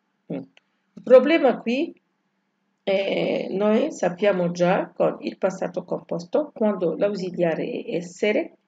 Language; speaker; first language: Italian; non-native, fluent; Arabic